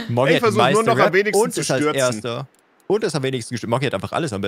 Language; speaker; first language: German; native; German